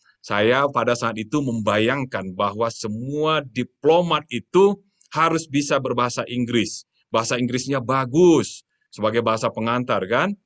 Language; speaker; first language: Indonesian; native; Indonesian